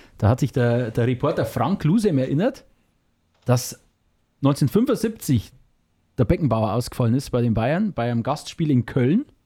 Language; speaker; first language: German; native; German